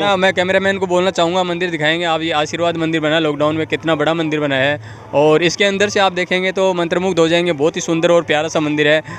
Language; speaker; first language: Hindi; native; Hindi